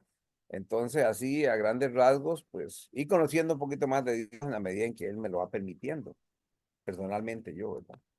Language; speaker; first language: Spanish; native; Spanish